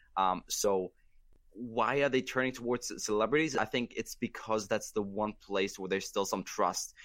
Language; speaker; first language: English; non-native, fluent; German